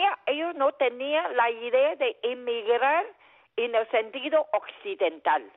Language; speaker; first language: Spanish; non-native, fluent; Chinese